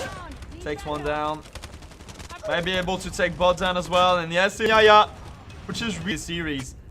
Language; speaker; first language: English; non-native, fluent; French